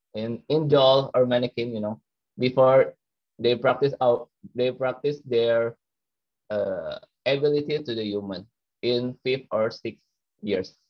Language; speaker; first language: English; non-native, learner; Indonesian